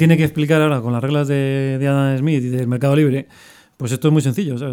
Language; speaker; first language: Spanish; native; Spanish